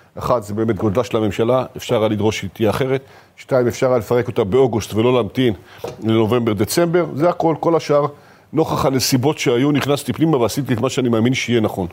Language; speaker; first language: Hebrew; native; Hebrew